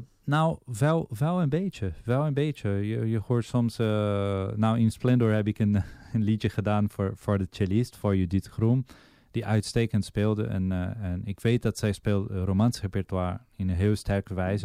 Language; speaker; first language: Dutch; non-native, fluent; Portuguese